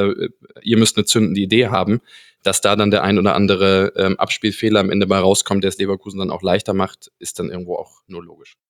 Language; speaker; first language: German; native; German